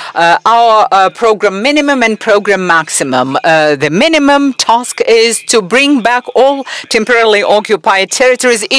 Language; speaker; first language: English; non-native, fluent; Persian